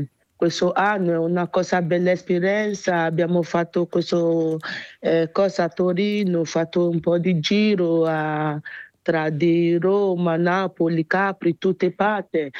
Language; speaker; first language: Italian; non-native, learner; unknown